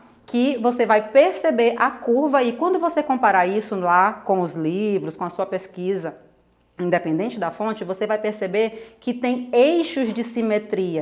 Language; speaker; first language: Portuguese; native; Portuguese